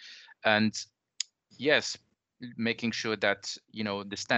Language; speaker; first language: English; non-native, fluent; French